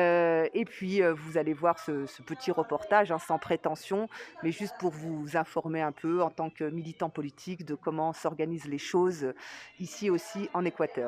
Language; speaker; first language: French; native; French